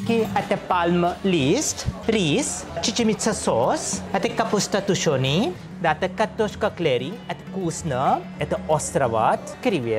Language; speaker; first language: Russian; non-native, learner; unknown